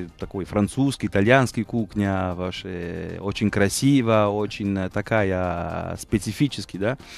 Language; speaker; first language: Russian; non-native, fluent; Italian